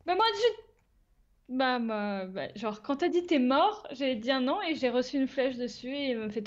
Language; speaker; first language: French; native; French